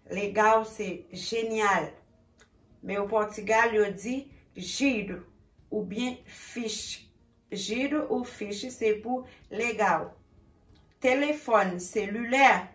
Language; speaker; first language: French; non-native, local second language; Haitian Creole